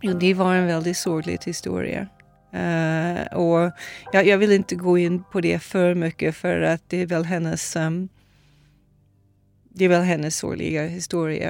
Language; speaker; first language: Swedish; non-native, fluent; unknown